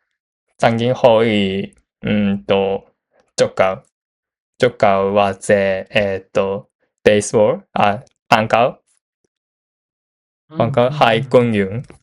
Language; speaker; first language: Cantonese; non-native, learner; Japanese